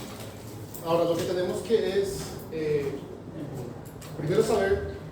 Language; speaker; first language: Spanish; non-native, fluent; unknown